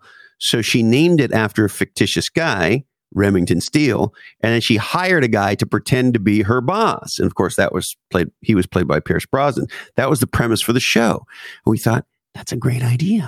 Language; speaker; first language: English; native; English